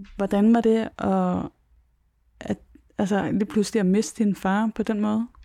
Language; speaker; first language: Danish; native; Danish